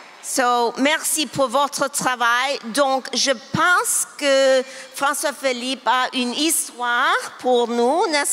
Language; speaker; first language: French; non-native, local second language; English